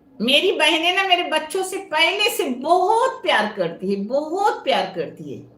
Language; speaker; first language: Hindi; non-native, local second language; Konkani